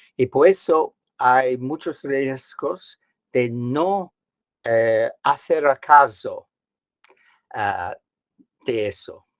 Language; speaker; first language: Spanish; non-native, learner; English